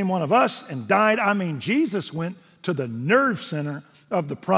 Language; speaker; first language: English; native; English